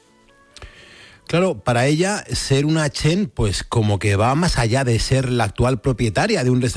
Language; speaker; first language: Spanish; native; Spanish